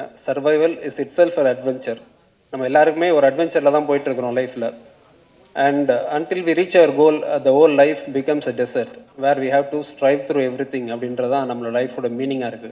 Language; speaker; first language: Tamil; native; Tamil